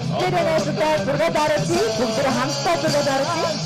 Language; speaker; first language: Mongolian; native; Mongolian